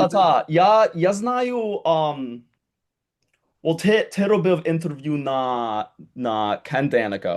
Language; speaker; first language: Ukrainian; early bilingual, heritage; Ukrainian